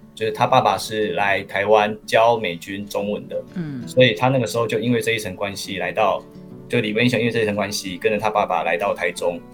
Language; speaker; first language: Chinese; native; Chinese